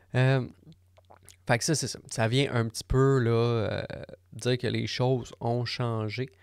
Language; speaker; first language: French; native; French